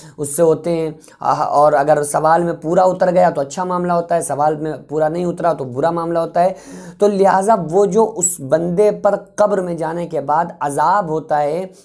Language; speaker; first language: Urdu; native; Urdu